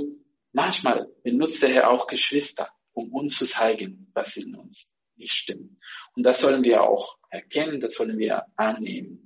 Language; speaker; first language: German; non-native, fluent; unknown